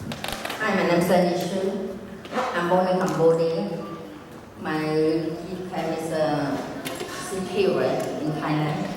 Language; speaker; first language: English; non-native, learner; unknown